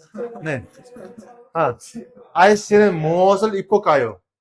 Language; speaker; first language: Korean; non-native, fluent; Uzbek